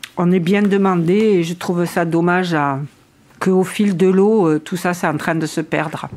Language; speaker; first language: French; native; French